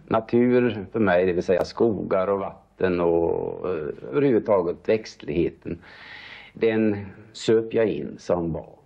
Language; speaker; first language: Swedish; native; Swedish